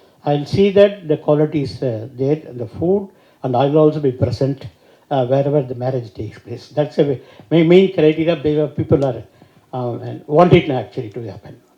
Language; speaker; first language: English; non-native, local second language; Tamil